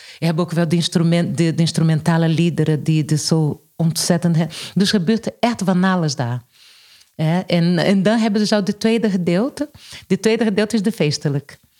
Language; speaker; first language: Dutch; non-native, fluent; Portuguese